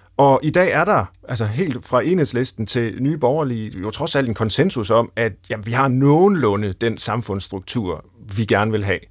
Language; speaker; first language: Danish; native; Danish